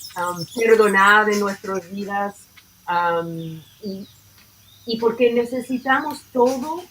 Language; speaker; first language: Spanish; non-native, fluent; English